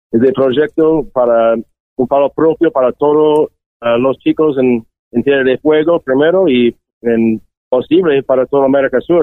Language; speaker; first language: Spanish; non-native, learner; English